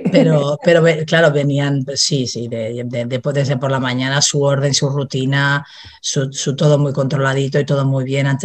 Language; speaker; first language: Spanish; native; Spanish